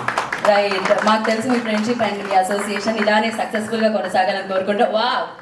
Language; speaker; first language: Telugu; native; Telugu